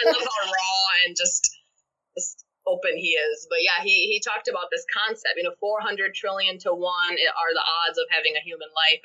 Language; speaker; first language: English; non-native, local second language; Urdu